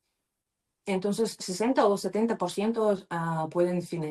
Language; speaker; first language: Spanish; non-native, learner; Russian